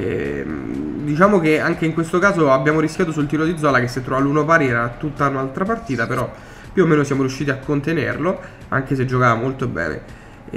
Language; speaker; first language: Italian; native; Italian